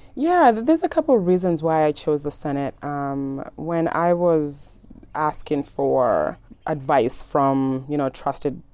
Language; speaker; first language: English; early bilingual, other home language; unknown